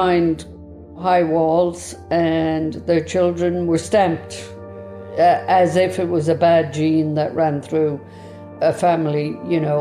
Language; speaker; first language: English; native; English